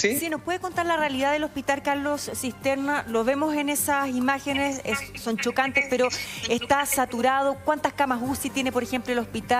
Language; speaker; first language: Spanish; native; Spanish